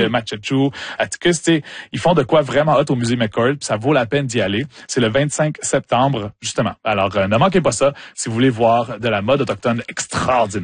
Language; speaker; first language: French; native; French